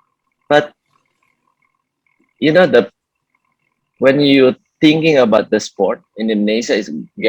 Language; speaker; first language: English; non-native, learner; Indonesian